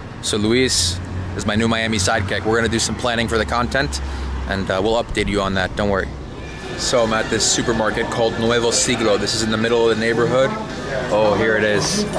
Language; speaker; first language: English; native; English